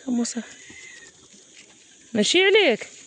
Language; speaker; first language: Arabic; native; Arabic